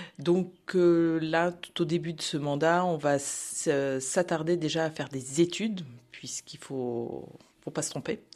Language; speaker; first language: French; native; French